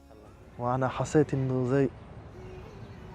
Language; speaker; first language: Arabic; non-native, fluent; French